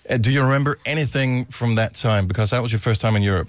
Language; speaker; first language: English; non-native, fluent; Danish